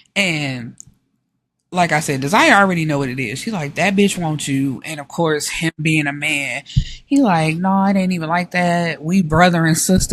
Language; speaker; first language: English; native; English